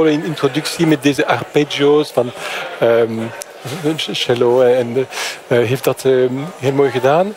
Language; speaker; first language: Dutch; non-native, fluent; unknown